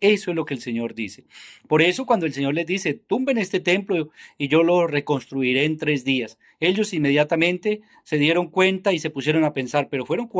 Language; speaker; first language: Spanish; native; Spanish